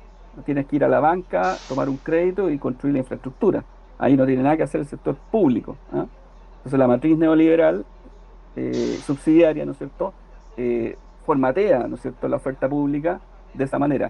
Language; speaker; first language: Spanish; native; Spanish